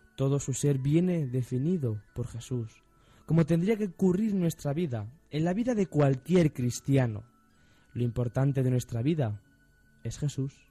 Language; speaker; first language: Spanish; native; Spanish